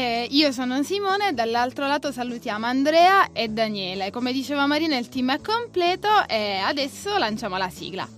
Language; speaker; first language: Italian; native; Italian